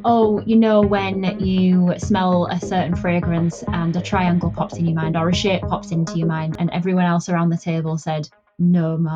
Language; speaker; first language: English; native; English